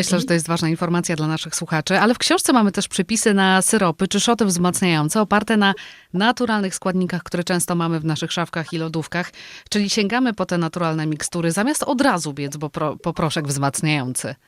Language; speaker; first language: Polish; native; Polish